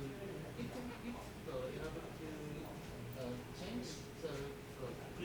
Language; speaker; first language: English; non-native, learner; Japanese